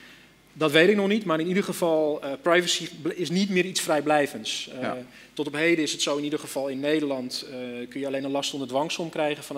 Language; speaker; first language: Dutch; native; Dutch